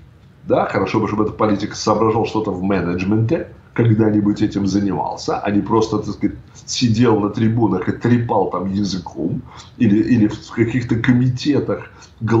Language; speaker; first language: Russian; native; Russian